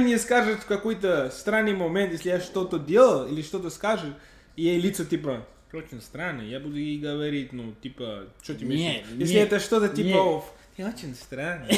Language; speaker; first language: Russian; non-native, learner; English